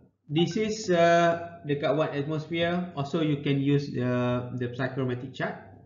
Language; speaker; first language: English; non-native, local second language; Malay